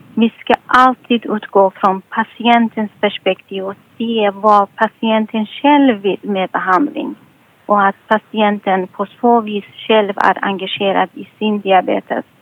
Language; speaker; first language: Swedish; non-native, fluent; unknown